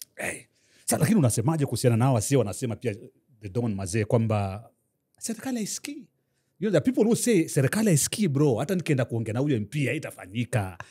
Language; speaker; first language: Swahili; native; Swahili